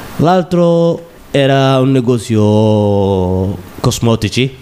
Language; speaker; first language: Italian; non-native, learner; Somali